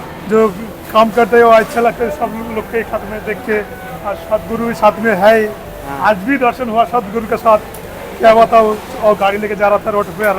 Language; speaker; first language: Hindi; non-native, local second language; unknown